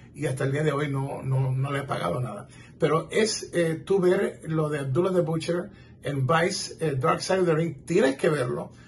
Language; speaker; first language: Spanish; native; Spanish